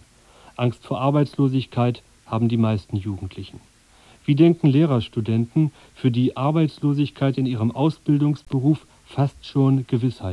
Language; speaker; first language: German; native; German